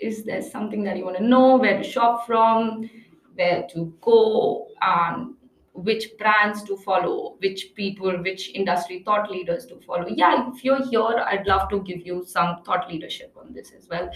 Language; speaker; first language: English; non-native, local second language; Hindi